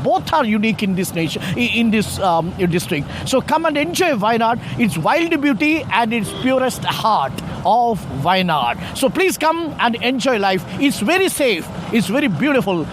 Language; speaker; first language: English; non-native, local second language; Malayalam